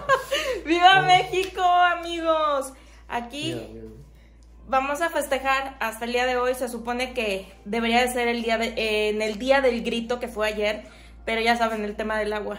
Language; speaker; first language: Spanish; native; Spanish